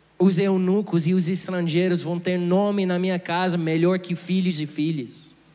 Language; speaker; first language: Portuguese; non-native, fluent; English